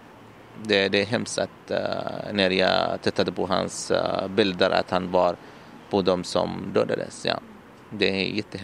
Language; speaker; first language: Swedish; non-native, learner; Arabic